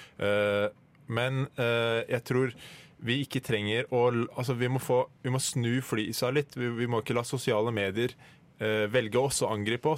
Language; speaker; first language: Norwegian; native; Norwegian